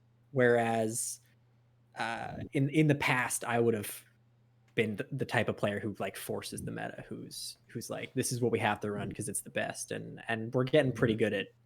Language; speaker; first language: English; native; English